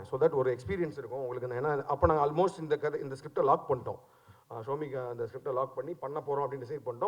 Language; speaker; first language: Tamil; native; Tamil